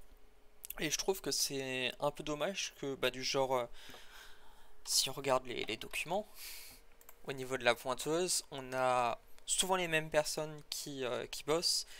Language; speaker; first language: French; native; French